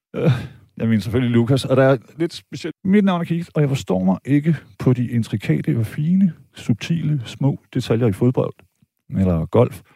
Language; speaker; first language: Danish; native; Danish